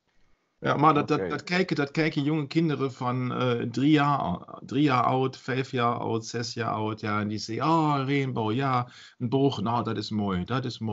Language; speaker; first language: Dutch; non-native, learner; German